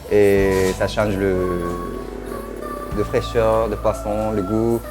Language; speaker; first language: French; non-native, fluent; Japanese